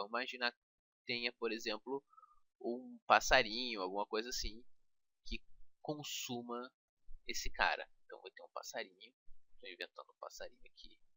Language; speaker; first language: Portuguese; native; Portuguese